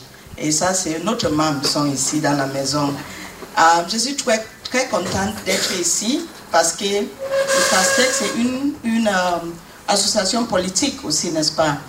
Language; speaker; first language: French; non-native, learner; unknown